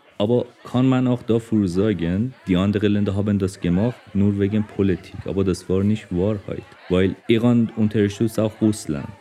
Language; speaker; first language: German; non-native, learner; Persian